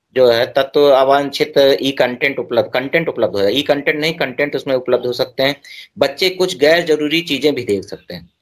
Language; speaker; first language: Hindi; native; Hindi